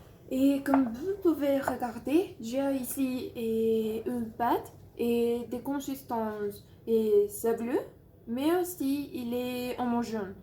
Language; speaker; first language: French; non-native, learner; Spanish